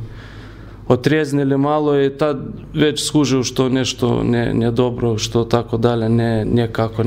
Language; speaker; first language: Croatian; non-native, learner; Lithuanian